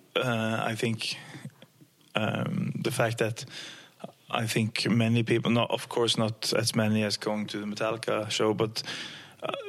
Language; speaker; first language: English; non-native, fluent; Norwegian